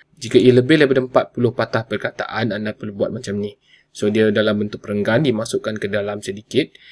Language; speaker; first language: Malay; non-native, local second language; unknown